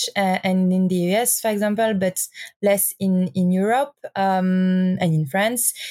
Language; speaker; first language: English; non-native, learner; French